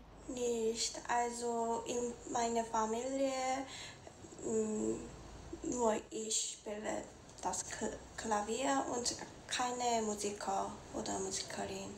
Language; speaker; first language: German; non-native, learner; Korean